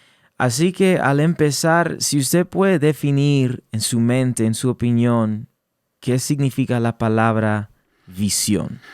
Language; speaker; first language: Spanish; early bilingual, heritage; English